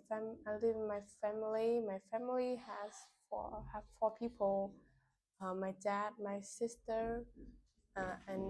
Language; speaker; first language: English; non-native, learner; Vietnamese